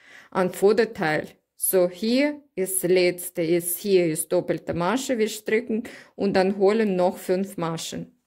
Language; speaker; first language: German; non-native, learner; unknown